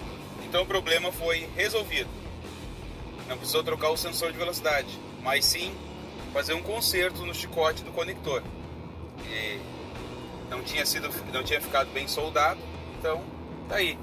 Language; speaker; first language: Portuguese; native; Portuguese